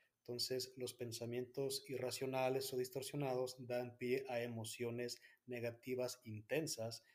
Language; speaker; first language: Spanish; native; Spanish